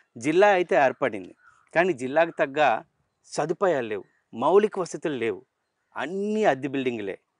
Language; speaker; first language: Telugu; native; Telugu